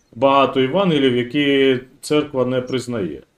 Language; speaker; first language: Ukrainian; non-native, local second language; Russian